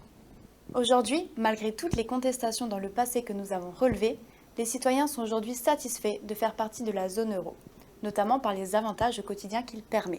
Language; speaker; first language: French; native; French